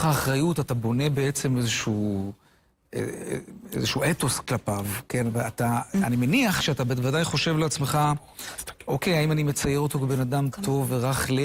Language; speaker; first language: Hebrew; native; Hebrew